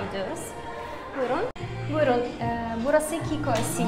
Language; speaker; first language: Turkish; non-native, learner; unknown